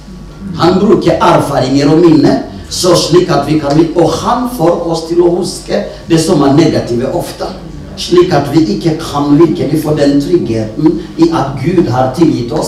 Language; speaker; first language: Norwegian; non-native, fluent; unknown